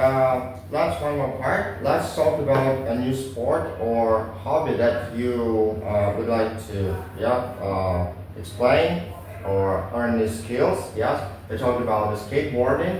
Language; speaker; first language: English; non-native, learner; Vietnamese